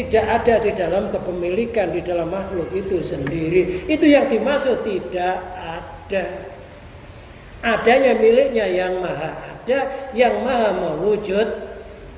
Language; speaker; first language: Indonesian; native; Indonesian